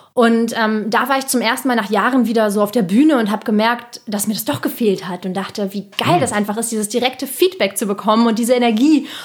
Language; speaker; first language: German; early bilingual, other home language; Russian